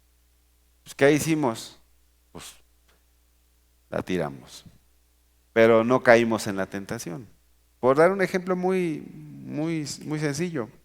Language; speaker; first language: Spanish; native; Spanish